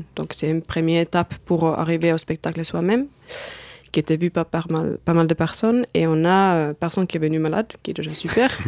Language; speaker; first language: French; non-native, fluent; Finnish